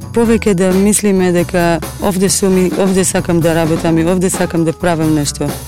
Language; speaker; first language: Macedonian; non-native, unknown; Hebrew